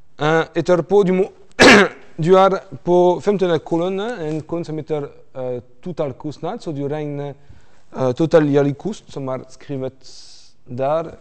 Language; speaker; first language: Norwegian; non-native, fluent; French